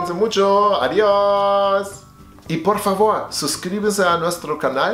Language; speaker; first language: Spanish; non-native, learner; German